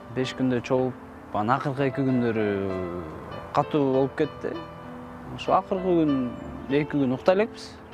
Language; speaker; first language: Kyrgyz; native; Kyrgyz